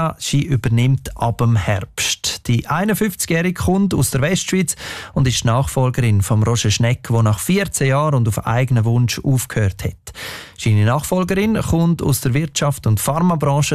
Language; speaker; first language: German; native; German